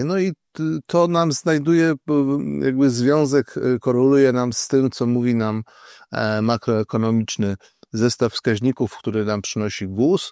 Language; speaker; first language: Polish; native; Polish